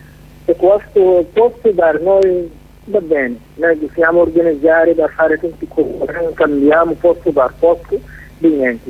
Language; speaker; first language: Italian; non-native, learner; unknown